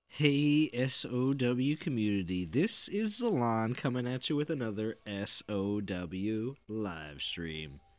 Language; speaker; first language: English; native; English